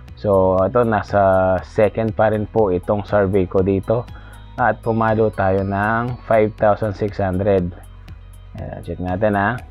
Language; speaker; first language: Filipino; non-native, local second language; Pampanga